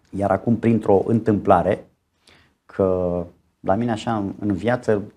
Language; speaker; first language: Romanian; native; Romanian